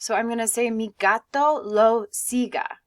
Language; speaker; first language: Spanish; non-native, fluent; English